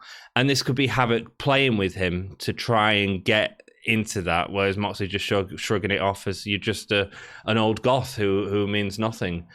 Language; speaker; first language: English; native; English